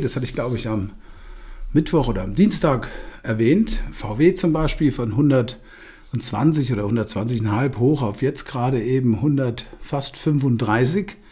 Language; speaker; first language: German; native; German